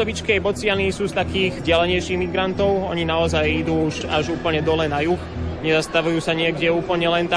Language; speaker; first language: Slovak; native; Slovak